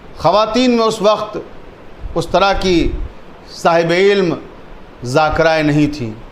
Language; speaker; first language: Urdu; native; Urdu